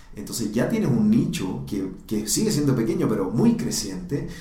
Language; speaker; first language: Spanish; native; Spanish